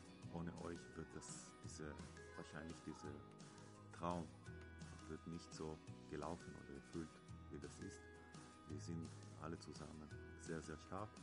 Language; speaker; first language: German; non-native, learner; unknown